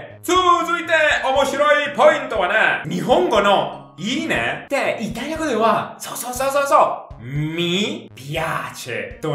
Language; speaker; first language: Japanese; non-native, fluent; Italian